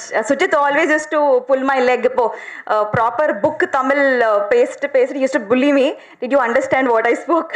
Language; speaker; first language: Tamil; non-native, learner; Telugu